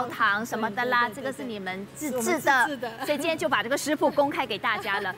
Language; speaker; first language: Chinese; native; Chinese